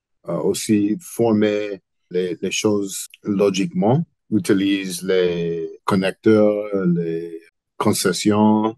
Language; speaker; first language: French; non-native, learner; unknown